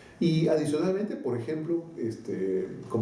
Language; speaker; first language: Spanish; native; Spanish